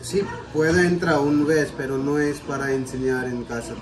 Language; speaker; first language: Spanish; non-native, learner; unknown